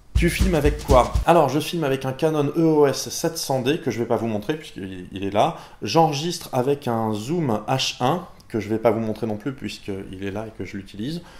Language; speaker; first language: French; native; French